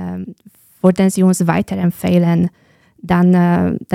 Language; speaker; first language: German; non-native, fluent; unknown